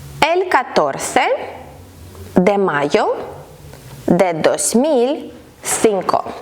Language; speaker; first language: Spanish; non-native, fluent; Ukrainian